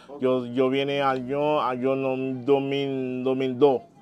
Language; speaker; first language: Spanish; non-native, learner; Haitian Creole